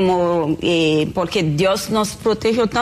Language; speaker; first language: Spanish; non-native, fluent; Haitian Creole